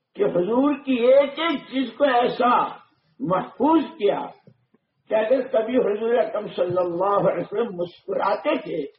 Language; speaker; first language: Urdu; non-native, local second language; Gujarati